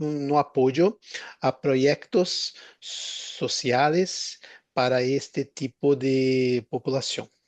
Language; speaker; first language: Spanish; non-native, fluent; Portuguese